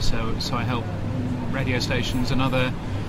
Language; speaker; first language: English; native; English